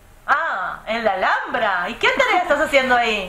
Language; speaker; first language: Spanish; native; Spanish